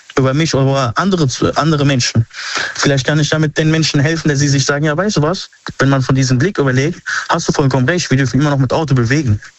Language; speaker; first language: German; early bilingual, other home language; Arabic